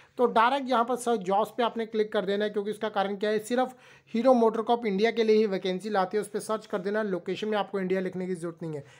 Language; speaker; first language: Hindi; native; Hindi